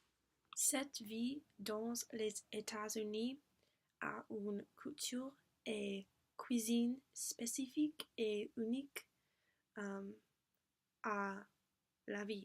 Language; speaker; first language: French; non-native, learner; English